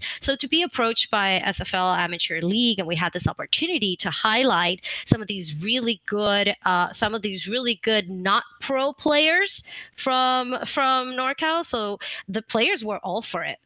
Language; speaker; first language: English; non-native, fluent; Spanish